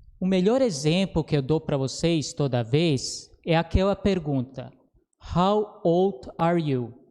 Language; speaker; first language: Portuguese; non-native, fluent; Croatian